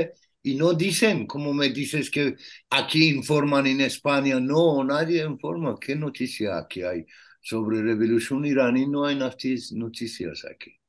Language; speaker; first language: Spanish; non-native, learner; Persian